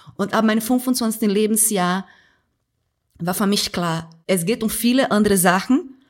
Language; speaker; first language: German; non-native, fluent; Portuguese